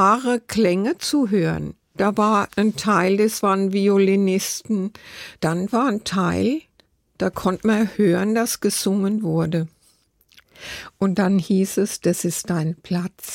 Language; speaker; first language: German; native; German